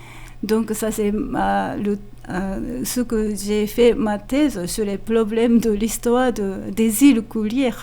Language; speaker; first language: French; non-native, fluent; Japanese